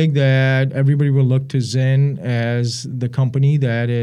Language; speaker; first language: English; early bilingual, other home language; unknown